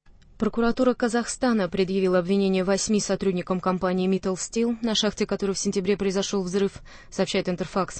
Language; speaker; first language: Russian; native; Russian